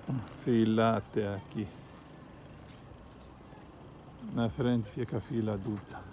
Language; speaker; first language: Portuguese; non-native, local second language; Arabic